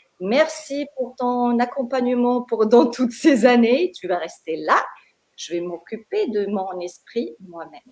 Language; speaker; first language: French; non-native, local second language; Arabic